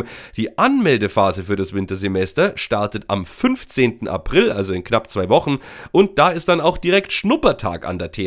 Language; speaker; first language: German; native; German